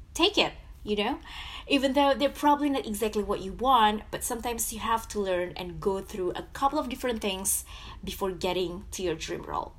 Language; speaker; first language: English; non-native, fluent; Indonesian